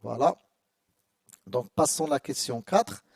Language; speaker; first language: French; non-native, local second language; Arabic